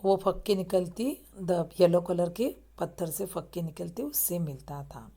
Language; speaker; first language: Hindi; non-native, local second language; Marathi